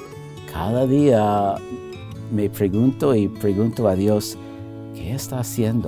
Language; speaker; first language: Spanish; non-native, fluent; English